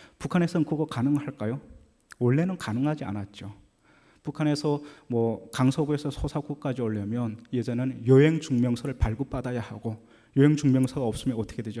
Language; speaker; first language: Korean; native; Korean